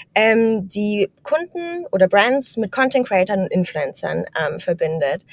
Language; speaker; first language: German; native; German